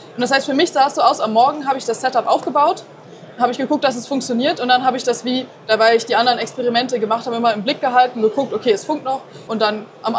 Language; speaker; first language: German; native; German